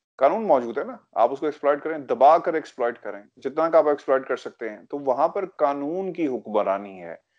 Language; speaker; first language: Urdu; non-native, local second language; Punjabi